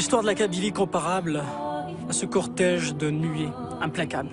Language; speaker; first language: French; non-native, local second language; Kabyle